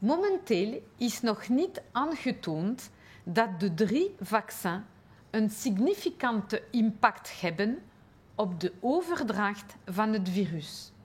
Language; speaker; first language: Dutch; non-native, local second language; French